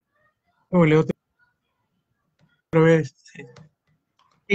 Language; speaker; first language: Spanish; native; Spanish